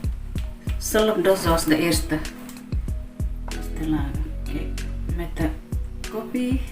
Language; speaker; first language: Dutch; non-native, learner; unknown